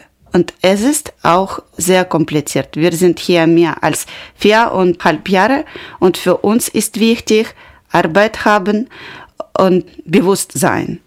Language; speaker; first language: German; non-native, learner; Ukrainian